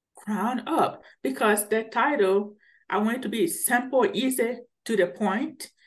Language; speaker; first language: English; early bilingual, other home language; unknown